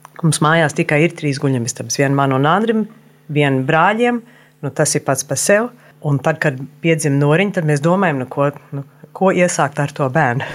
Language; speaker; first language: Latvian; early bilingual, heritage; Latvian